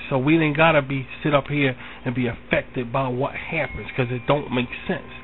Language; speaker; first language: English; native; English